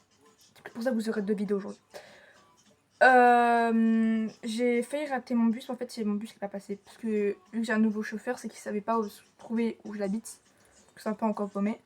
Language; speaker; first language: French; native; French